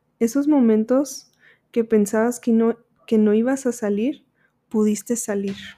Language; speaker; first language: Spanish; early bilingual, heritage; Spanish